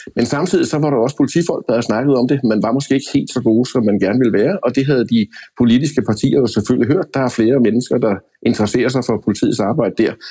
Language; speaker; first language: Danish; native; Danish